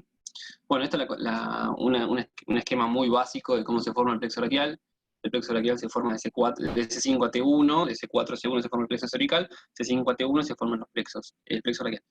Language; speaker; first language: Spanish; native; Spanish